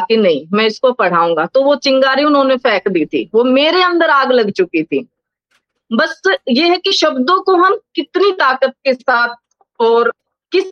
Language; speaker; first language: Hindi; native; Hindi